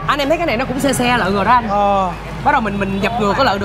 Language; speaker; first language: Vietnamese; native; Vietnamese